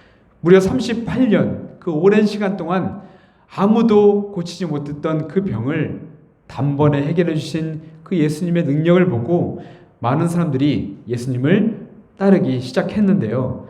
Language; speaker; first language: Korean; native; Korean